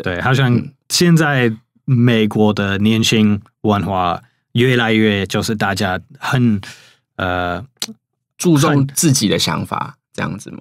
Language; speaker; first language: Chinese; non-native, fluent; English